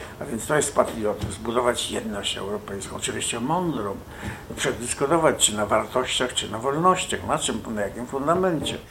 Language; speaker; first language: Polish; native; Polish